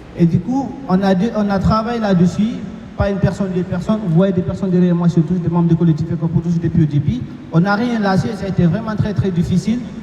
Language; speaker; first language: French; non-native, local second language; Fula